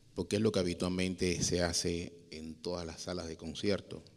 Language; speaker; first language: Spanish; native; Spanish